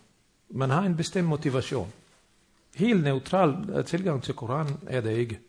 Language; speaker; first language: Danish; non-native, fluent; Bosnian